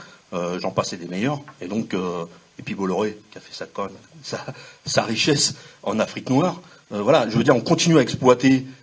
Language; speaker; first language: French; native; French